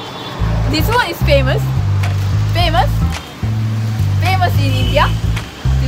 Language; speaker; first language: English; non-native, learner; Korean